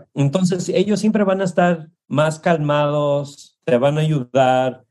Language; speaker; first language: Spanish; early bilingual, heritage; Spanish